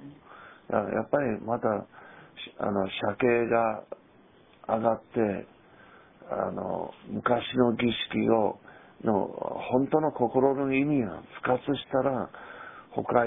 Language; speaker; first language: Japanese; non-native, fluent; English